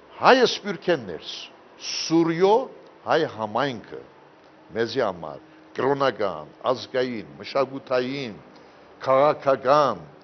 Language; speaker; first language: Armenian; early bilingual, heritage; Armenian